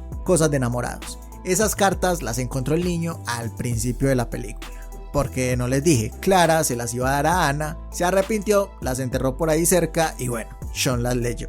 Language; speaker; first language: Spanish; native; Spanish